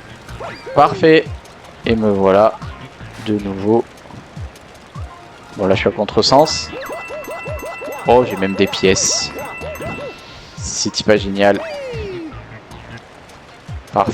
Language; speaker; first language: French; native; French